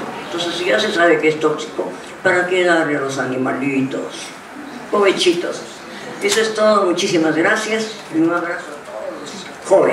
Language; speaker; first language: Spanish; native; Spanish